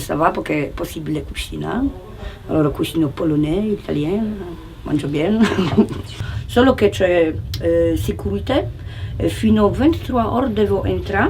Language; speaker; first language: Italian; non-native, learner; Polish